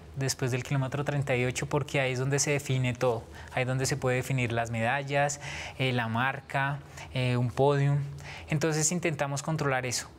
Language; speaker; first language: Spanish; native; Spanish